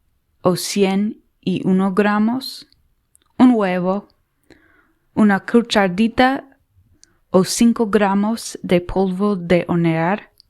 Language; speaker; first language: Spanish; non-native, learner; English